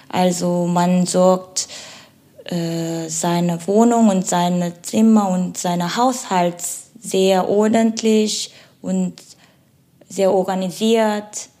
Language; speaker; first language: German; non-native, learner; Korean